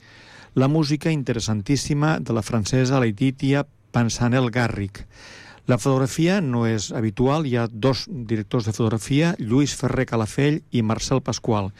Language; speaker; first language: Catalan; native; Catalan